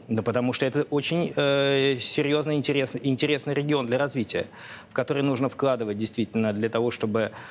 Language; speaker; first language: Russian; native; Russian